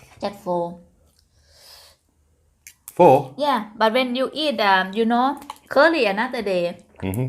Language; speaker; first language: English; non-native, learner; Thai